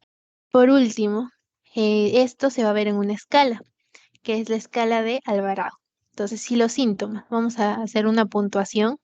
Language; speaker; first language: Spanish; native; Spanish